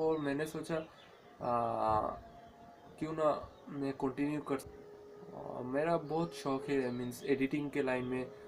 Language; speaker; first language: Hindi; non-native, local second language; Bangla